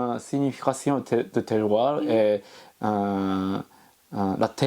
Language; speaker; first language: French; non-native, learner; Japanese